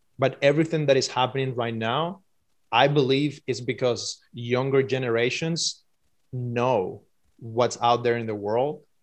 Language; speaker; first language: English; non-native, fluent; Spanish